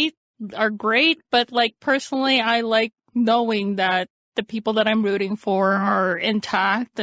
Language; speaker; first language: English; native; English